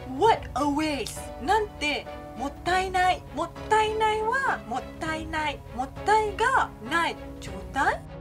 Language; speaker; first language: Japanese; non-native, fluent; Malay